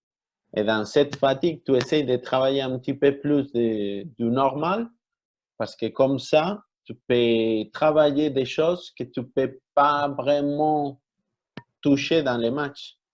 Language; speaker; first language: French; non-native, fluent; Spanish